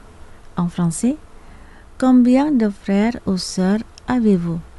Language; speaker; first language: French; non-native, fluent; Indonesian